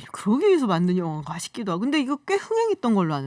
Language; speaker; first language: Korean; native; Korean